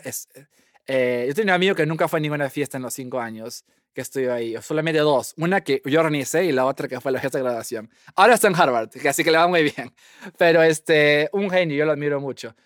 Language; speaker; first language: Spanish; native; Spanish